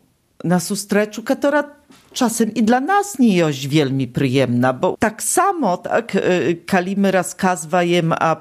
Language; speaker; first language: Polish; non-native, local second language; Belarusian